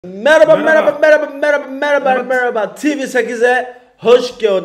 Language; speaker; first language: Turkish; early bilingual, heritage; Turkish